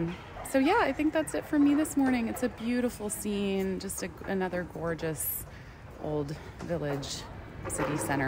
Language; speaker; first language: English; native; English